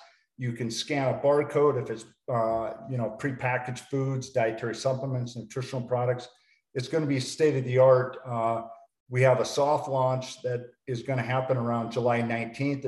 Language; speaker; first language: English; native; English